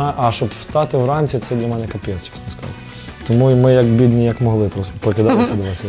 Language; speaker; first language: Ukrainian; native; Ukrainian